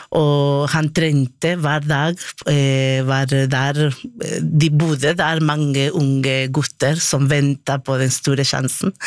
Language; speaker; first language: Norwegian; non-native, fluent; Spanish